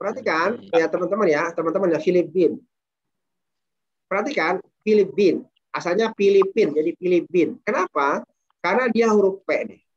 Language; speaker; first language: Indonesian; native; Indonesian